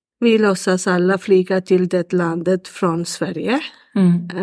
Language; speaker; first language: Swedish; non-native, learner; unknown